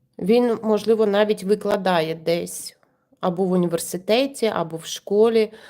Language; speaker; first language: Ukrainian; non-native, local second language; Russian